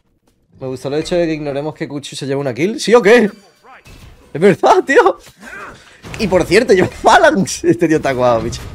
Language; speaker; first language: Spanish; native; Spanish